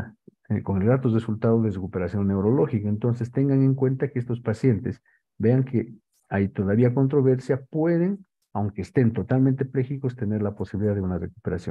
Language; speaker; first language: Spanish; native; Spanish